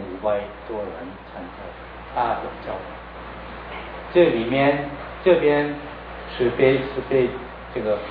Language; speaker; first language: Chinese; non-native, learner; Korean